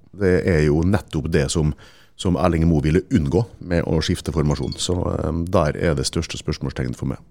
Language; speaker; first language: Norwegian; native; Norwegian